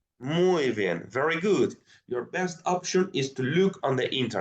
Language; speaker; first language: English; non-native, fluent; Spanish